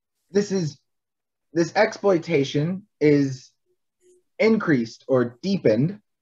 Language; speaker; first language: English; native; English